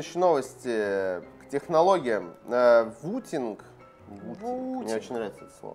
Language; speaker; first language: Russian; native; Russian